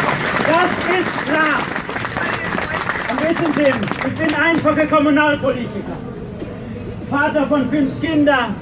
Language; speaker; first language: German; non-native, fluent; Russian